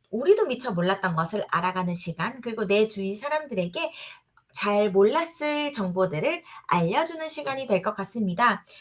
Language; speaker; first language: Korean; native; Korean